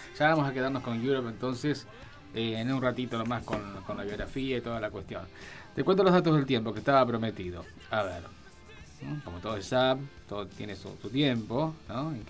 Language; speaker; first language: Spanish; native; Spanish